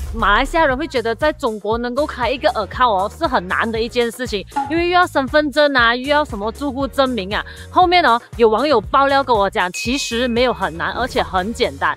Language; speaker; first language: Chinese; native; Chinese